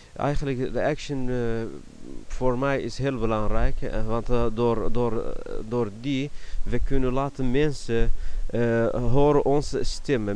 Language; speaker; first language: Dutch; non-native, learner; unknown